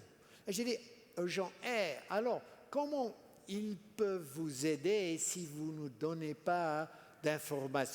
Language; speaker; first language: French; non-native, fluent; English